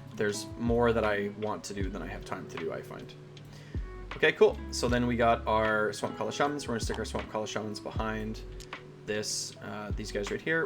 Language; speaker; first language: English; native; English